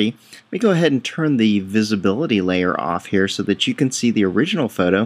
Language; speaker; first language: English; native; English